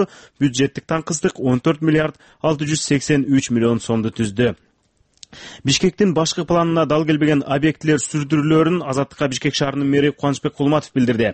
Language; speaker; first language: Kyrgyz; native; Kyrgyz